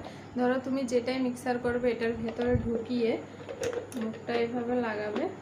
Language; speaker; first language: Bangla; native; Bangla